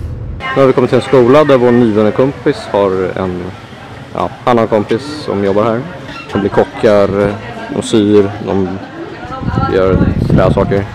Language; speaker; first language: Swedish; native; Swedish